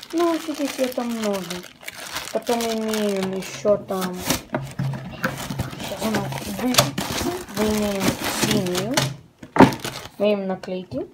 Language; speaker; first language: Russian; early bilingual, heritage; Russian